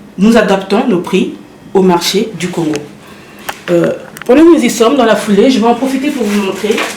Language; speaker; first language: French; early bilingual, other home language; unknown